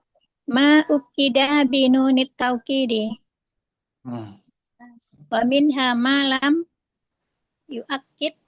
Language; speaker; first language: Arabic; non-native, learner; Indonesian